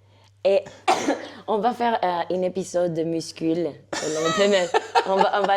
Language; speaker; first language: French; non-native, fluent; Spanish